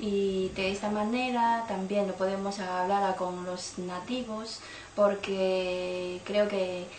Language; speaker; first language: Spanish; non-native, learner; Chinese